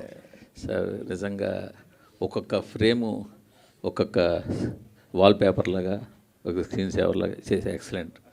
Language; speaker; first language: Telugu; native; Telugu